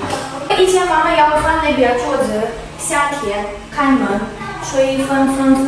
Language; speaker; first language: Chinese; non-native, learner; Ukrainian